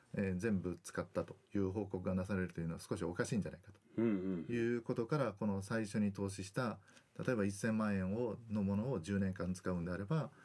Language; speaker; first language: Japanese; native; Japanese